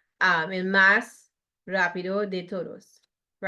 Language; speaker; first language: Spanish; non-native, fluent; English